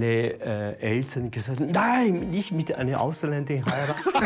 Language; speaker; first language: German; non-native, learner; Chinese